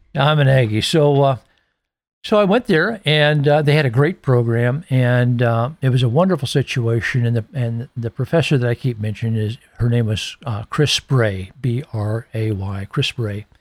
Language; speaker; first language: English; native; English